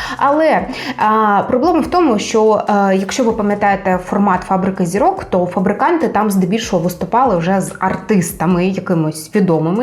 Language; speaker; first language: Ukrainian; native; Ukrainian